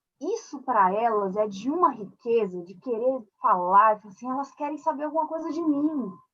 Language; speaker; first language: Portuguese; early bilingual, other home language; French